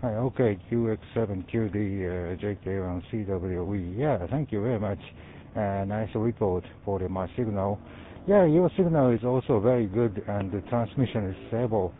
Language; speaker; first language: English; non-native, learner; Japanese